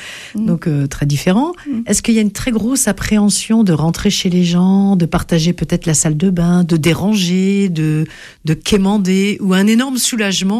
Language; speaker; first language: French; native; French